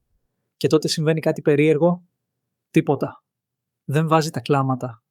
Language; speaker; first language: Greek; native; Greek